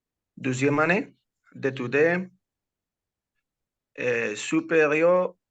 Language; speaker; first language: French; non-native, learner; Spanish